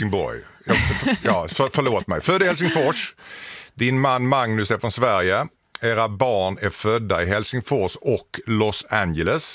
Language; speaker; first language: Swedish; native; Swedish